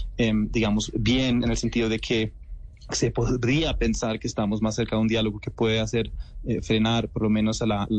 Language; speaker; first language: Spanish; non-native, fluent; German